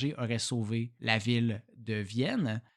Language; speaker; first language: French; native; French